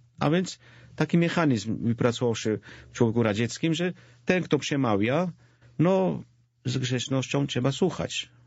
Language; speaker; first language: Polish; non-native, fluent; Georgian